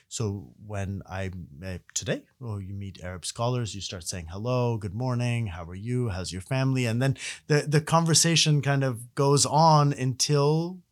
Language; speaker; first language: English; native; English